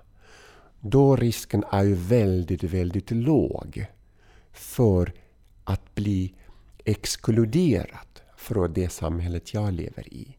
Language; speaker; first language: Swedish; non-native, fluent; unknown